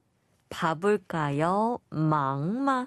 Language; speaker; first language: Korean; non-native, learner; Chinese